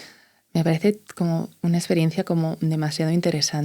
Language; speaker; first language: Spanish; native; Spanish